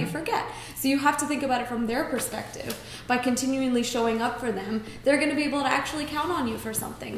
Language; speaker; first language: English; native; English